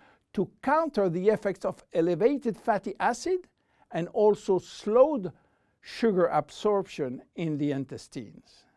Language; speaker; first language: English; non-native, fluent; French